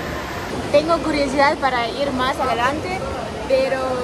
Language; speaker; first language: Spanish; non-native, fluent; Ukrainian